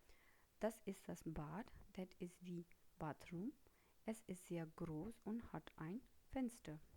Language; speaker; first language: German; non-native, fluent; Hindi